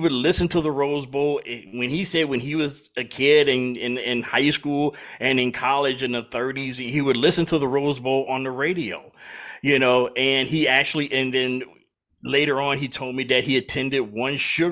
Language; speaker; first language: English; native; English